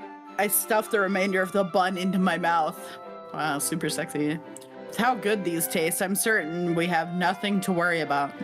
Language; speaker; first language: English; native; English